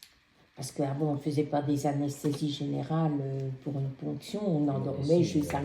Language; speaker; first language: French; native; French